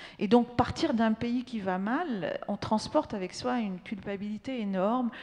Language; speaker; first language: French; native; French